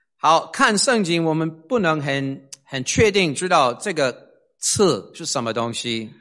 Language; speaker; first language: Chinese; non-native, fluent; English